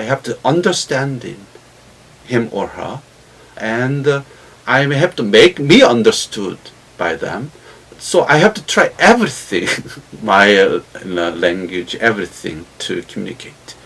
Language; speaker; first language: English; non-native, learner; Korean